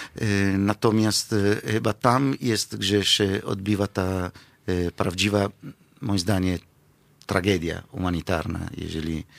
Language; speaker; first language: Polish; non-native, fluent; Italian